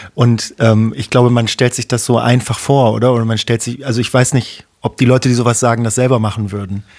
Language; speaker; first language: German; native; German